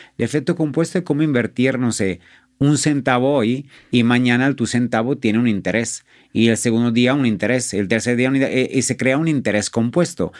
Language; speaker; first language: Spanish; non-native, fluent; Italian